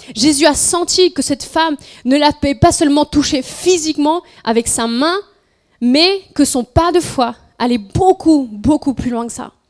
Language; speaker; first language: French; non-native, fluent; Spanish